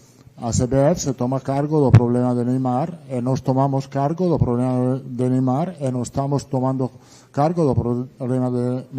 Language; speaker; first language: Portuguese; non-native, learner; Italian